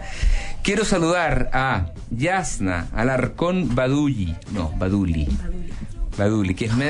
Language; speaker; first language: Spanish; native; Spanish